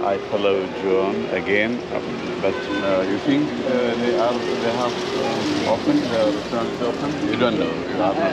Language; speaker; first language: English; non-native, learner; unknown